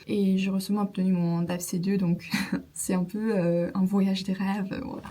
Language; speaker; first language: French; non-native, fluent; Turkish